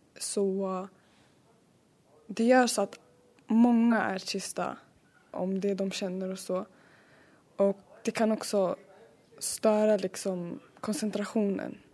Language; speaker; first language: Swedish; early bilingual, other home language; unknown